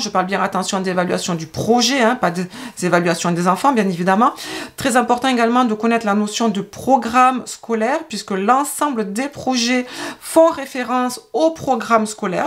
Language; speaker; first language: French; native; French